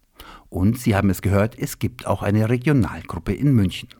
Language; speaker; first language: German; native; German